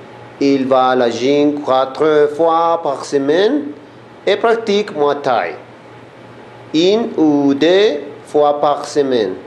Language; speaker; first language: French; non-native, learner; Spanish